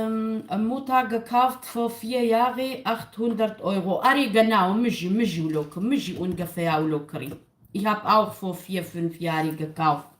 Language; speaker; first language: German; non-native, learner; Kurdish